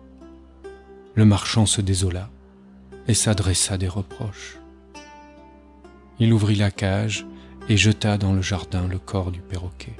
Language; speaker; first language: French; native; French